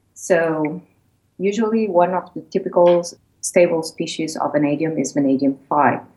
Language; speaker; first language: English; non-native, fluent; Portuguese